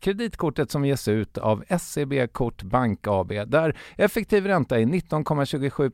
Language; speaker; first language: Swedish; native; Swedish